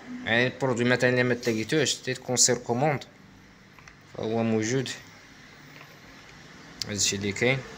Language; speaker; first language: Arabic; native; Arabic